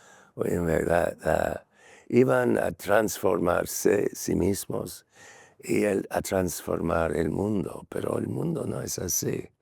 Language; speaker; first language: Spanish; non-native, fluent; English